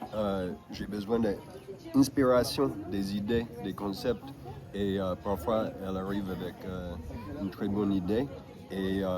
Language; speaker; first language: French; non-native, fluent; English